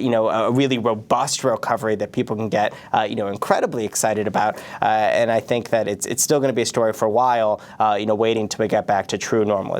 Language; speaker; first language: English; native; English